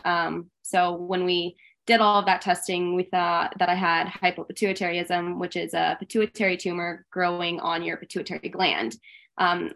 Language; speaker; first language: English; native; English